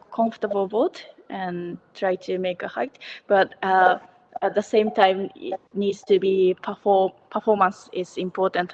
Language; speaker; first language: English; non-native, learner; Japanese